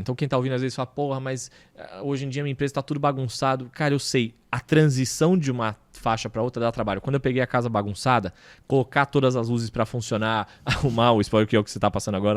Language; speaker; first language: Portuguese; native; Portuguese